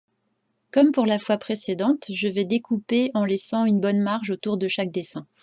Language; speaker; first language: French; native; French